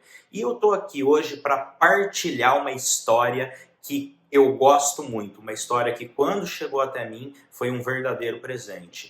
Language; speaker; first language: Portuguese; native; Portuguese